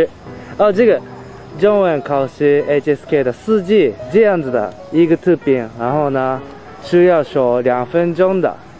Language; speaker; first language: Chinese; non-native, learner; Japanese